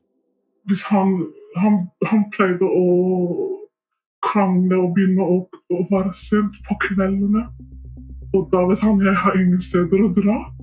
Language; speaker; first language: Norwegian; non-native, fluent; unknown